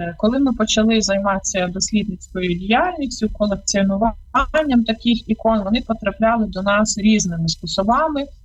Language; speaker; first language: Ukrainian; native; Ukrainian